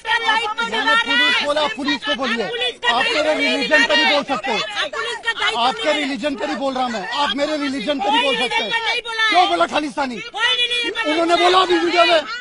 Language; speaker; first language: Hindi; non-native, local second language; Punjabi